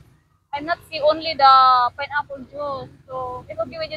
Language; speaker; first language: English; non-native, learner; Cebuano